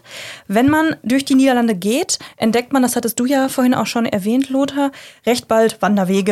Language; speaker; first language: German; native; German